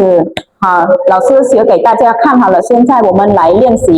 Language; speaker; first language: Chinese; non-native, fluent; Khmer